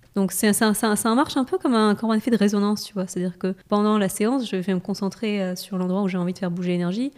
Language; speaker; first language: French; non-native, fluent; Russian